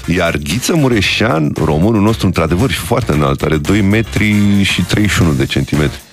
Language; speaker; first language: Romanian; native; Romanian